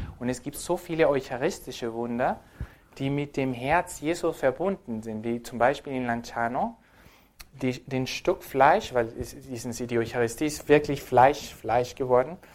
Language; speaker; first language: German; non-native, fluent; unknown